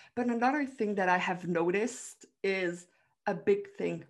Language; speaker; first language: English; non-native, fluent; Dutch